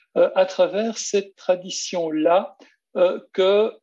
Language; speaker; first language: French; native; French